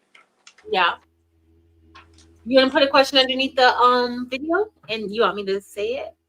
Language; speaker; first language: English; native; English